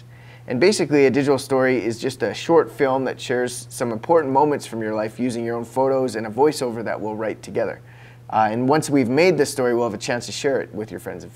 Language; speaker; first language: English; native; English